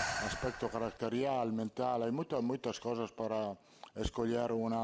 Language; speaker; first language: Portuguese; non-native, learner; Italian